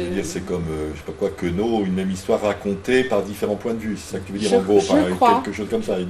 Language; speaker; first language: French; native; French